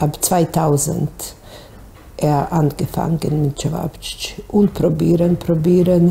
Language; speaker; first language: German; non-native, learner; Bosnian